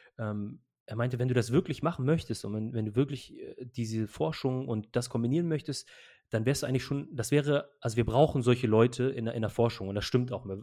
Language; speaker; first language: German; early bilingual, other home language; Arabic